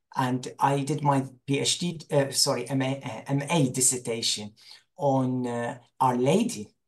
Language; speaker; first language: English; non-native, fluent; Arabic